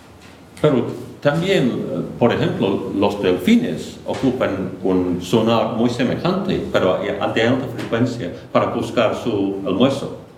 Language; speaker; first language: Spanish; non-native, fluent; English